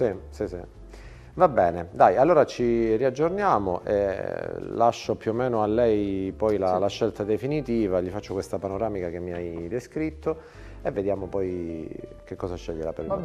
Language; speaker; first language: Italian; native; Italian